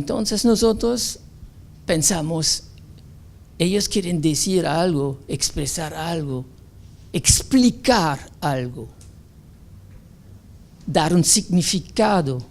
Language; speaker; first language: Spanish; non-native, fluent; French